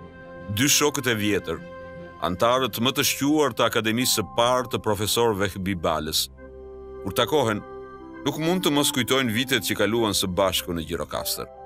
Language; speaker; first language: Albanian; native; Albanian